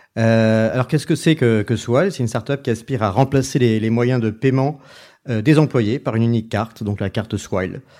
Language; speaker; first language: French; native; French